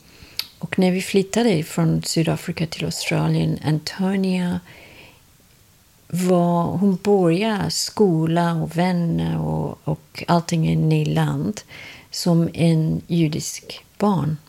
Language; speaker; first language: Swedish; non-native, fluent; English